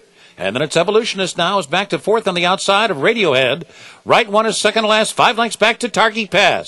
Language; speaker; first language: English; native; English